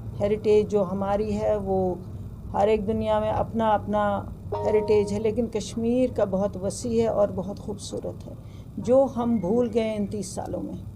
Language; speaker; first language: Urdu; non-native, local second language; Kashmiri